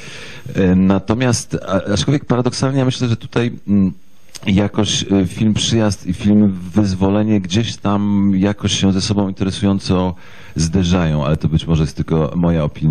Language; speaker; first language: Polish; native; Polish